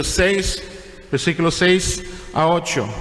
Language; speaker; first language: Spanish; non-native, fluent; English